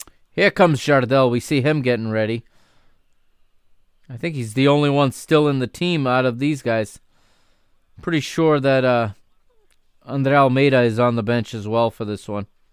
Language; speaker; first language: English; native; English